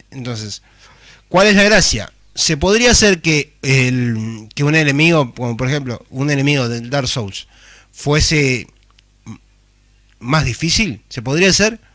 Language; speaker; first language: Spanish; native; Spanish